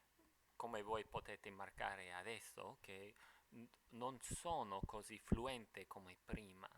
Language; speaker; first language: Italian; non-native, fluent; English